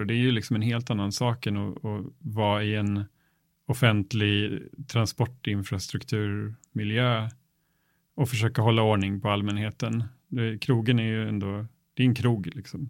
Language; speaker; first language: Swedish; native; Swedish